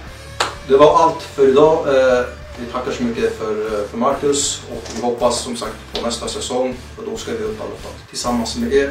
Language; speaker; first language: Swedish; native; Swedish